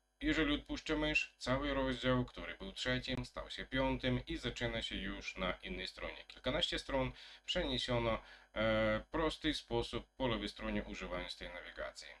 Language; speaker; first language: Polish; native; Polish